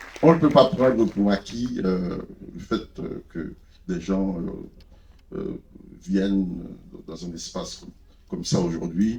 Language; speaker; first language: French; non-native, local second language; Haitian Creole